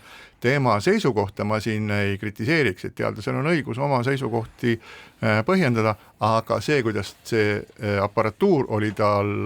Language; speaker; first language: Estonian; native; Estonian